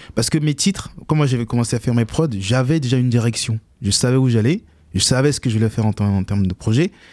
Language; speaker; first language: French; early bilingual, other home language; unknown